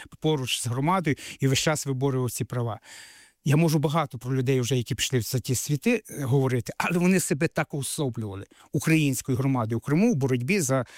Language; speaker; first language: Ukrainian; native; Ukrainian